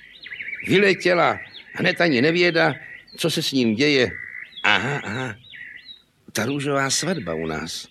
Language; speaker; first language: Czech; native; Czech